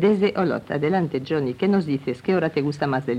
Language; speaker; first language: Spanish; non-native, local second language; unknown